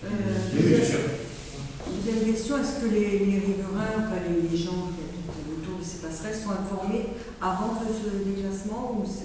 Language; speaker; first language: French; native; French